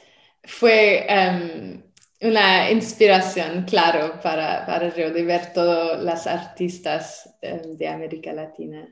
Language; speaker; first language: Spanish; non-native, learner; French